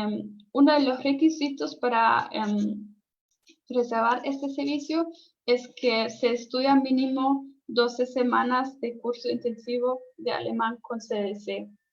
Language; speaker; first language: Spanish; non-native, fluent; German